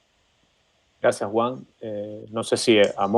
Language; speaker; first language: Spanish; native; Spanish